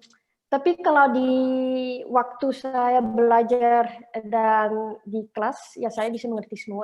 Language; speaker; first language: Indonesian; non-native, learner; Dutch